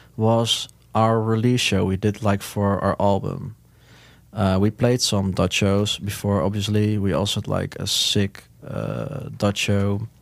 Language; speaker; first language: English; non-native, fluent; Dutch